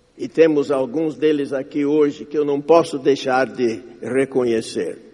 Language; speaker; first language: Portuguese; non-native, fluent; English